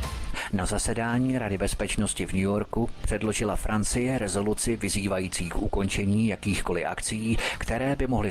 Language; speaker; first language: Czech; native; Czech